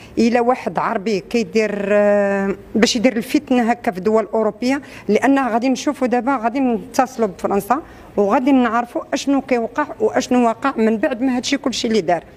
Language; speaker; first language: Arabic; native; Arabic